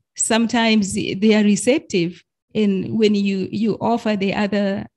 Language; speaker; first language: English; non-native, fluent; Arabic